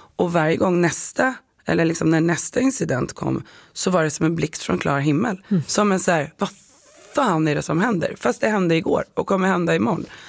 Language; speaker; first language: Swedish; native; Swedish